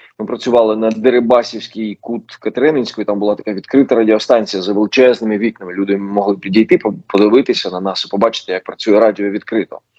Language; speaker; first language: Ukrainian; non-native, local second language; Russian